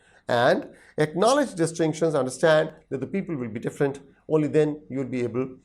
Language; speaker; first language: English; non-native, local second language; Hindi